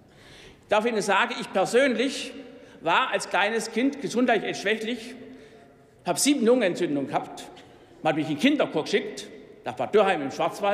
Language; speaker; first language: German; native; German